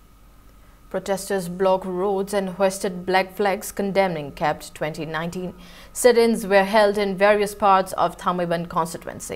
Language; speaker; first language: English; non-native, local second language; Manipuri